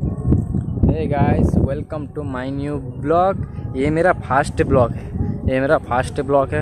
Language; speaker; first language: Hindi; non-native, local second language; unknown